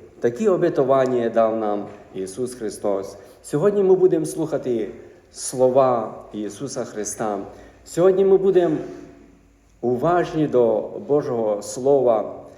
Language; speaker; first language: Ukrainian; native; Ukrainian